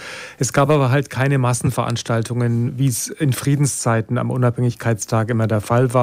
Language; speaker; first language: German; native; German